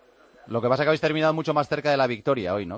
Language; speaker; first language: Spanish; native; Spanish